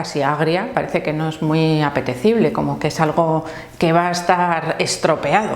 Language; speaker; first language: Spanish; native; Spanish